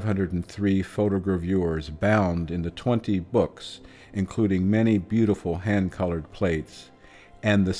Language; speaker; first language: English; native; English